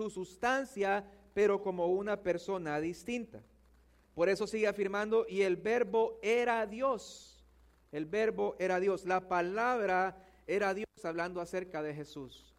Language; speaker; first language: Spanish; native; Spanish